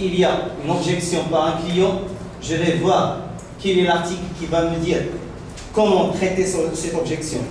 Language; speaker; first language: French; non-native, local second language; Arabic